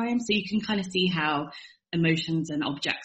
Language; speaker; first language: English; native; English